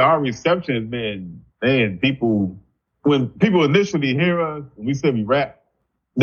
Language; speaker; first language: English; native; English